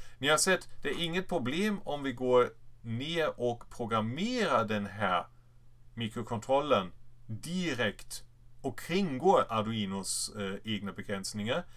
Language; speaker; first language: Swedish; non-native, fluent; German